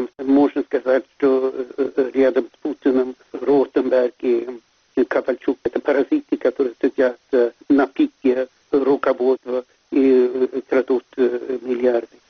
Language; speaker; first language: Russian; non-native, fluent; Swedish